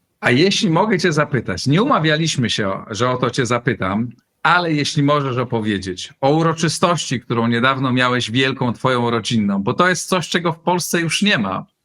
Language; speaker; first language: Polish; native; Polish